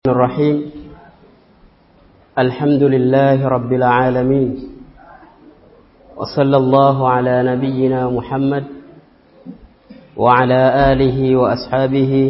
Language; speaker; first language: Arabic; non-native, fluent; Swahili